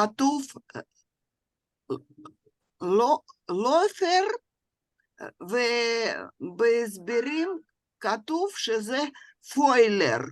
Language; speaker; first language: Hebrew; non-native, fluent; Russian